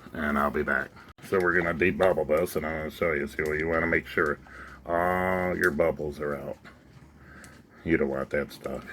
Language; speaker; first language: English; native; English